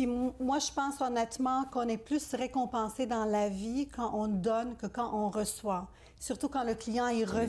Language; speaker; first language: French; native; French